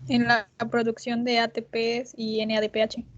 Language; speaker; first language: Spanish; native; Spanish